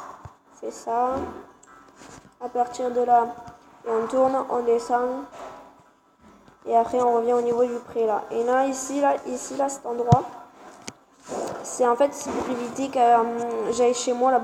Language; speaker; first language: French; native; French